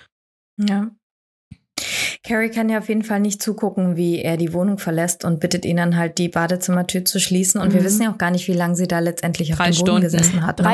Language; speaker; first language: German; native; German